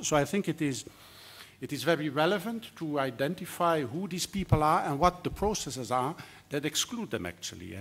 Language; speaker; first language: English; non-native, fluent; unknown